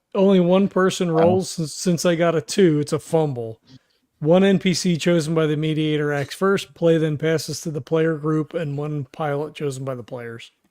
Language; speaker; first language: English; native; English